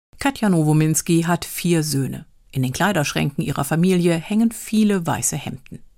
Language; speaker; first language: German; native; German